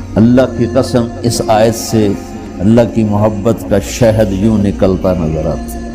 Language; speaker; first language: Urdu; non-native, local second language; Punjabi